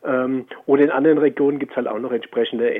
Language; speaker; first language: German; native; German